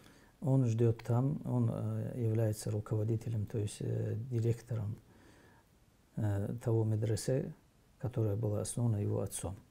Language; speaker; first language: Russian; native; Russian